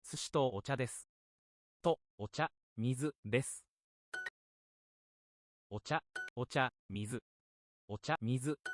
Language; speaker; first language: Japanese; non-native, learner; English